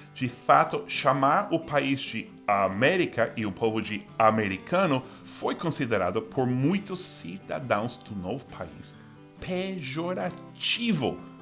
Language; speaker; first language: Portuguese; non-native, fluent; English